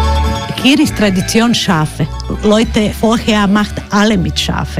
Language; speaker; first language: German; non-native, learner; Croatian